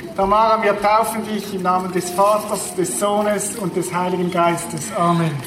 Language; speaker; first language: German; native; German